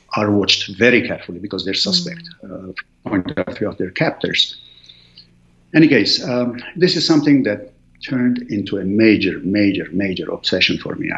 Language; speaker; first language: English; non-native, fluent; Arabic